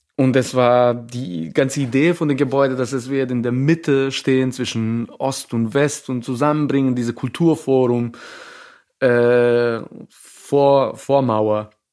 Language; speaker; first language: German; non-native, fluent; Serbian